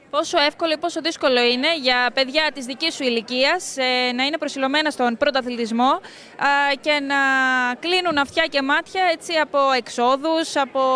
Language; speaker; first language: Greek; native; Greek